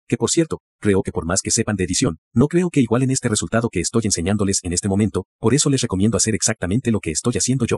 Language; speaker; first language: Spanish; native; Spanish